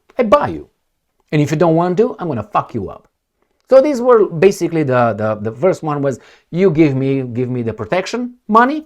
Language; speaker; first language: English; non-native, fluent; Romanian